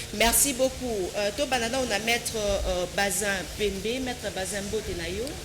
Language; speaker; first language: Lingala; native; Lingala